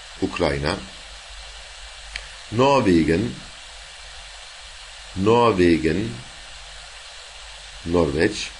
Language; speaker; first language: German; non-native, fluent; Turkish